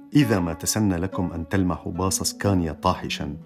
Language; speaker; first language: Arabic; non-native, local second language; Kurdish